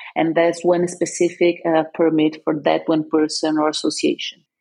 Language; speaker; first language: English; non-native, fluent; Portuguese